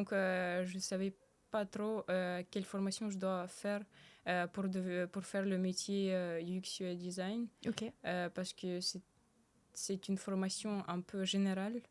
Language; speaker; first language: French; early bilingual, other home language; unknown